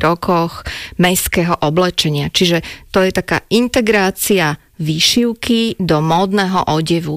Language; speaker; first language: Slovak; native; Slovak